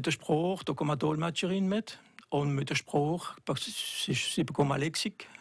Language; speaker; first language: German; non-native, local second language; French